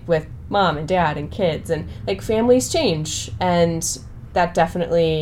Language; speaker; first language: English; native; English